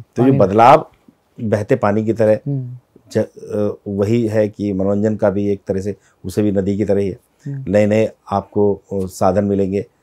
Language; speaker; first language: Hindi; native; Hindi